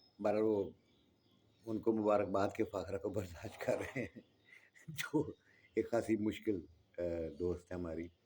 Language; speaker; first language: Urdu; non-native, local second language; Punjabi